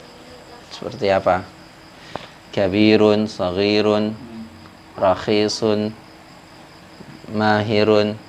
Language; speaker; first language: Arabic; non-native, fluent; Indonesian